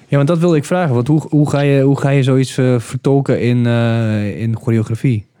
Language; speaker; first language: Dutch; early bilingual, other home language; Bulgarian